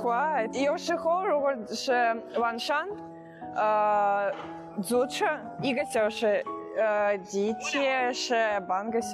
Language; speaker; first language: Chinese; non-native, learner; Ukrainian